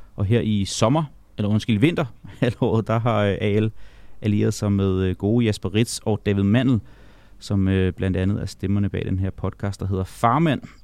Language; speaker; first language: Danish; native; Danish